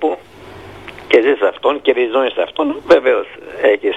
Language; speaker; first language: Greek; native; Greek